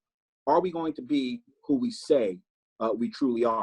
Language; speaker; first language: English; native; English